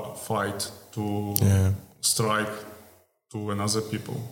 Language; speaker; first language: English; non-native, learner; Ukrainian